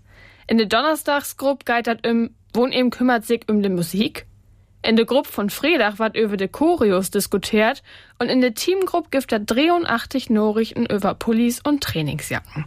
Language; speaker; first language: German; native; German